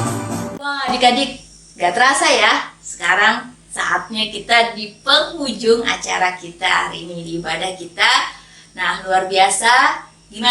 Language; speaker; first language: Indonesian; native; Indonesian